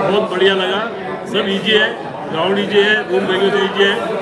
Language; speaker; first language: Hindi; non-native, local second language; Marathi